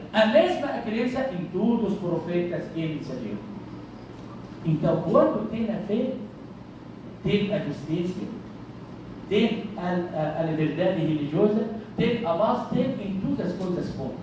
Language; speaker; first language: Portuguese; non-native, learner; Arabic